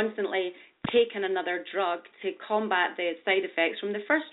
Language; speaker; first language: English; native; English